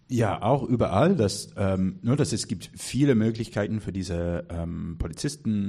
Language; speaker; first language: German; non-native, learner; English